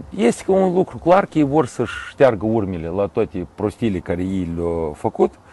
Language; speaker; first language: Romanian; non-native, local second language; Russian